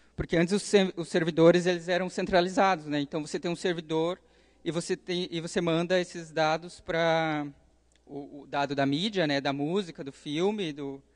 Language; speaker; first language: Portuguese; native; Portuguese